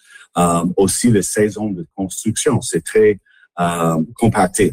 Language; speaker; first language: French; non-native, local second language; English